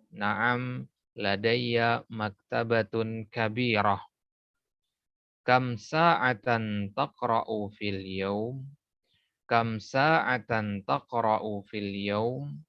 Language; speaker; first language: Arabic; non-native, fluent; Indonesian